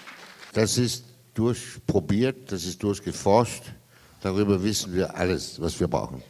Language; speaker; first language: German; non-native, fluent; Danish